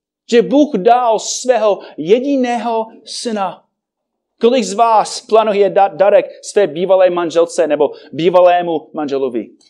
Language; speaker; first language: Czech; non-native, fluent; English